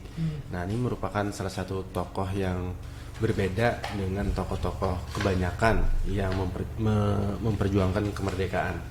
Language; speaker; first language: Indonesian; non-native, local second language; Banjar